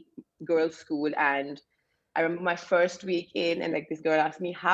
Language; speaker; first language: English; non-native, local second language; Urdu